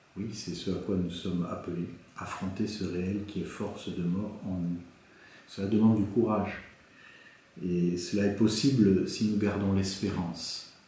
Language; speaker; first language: French; native; French